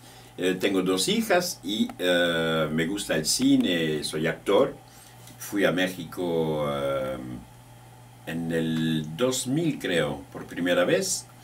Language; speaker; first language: Spanish; non-native, fluent; French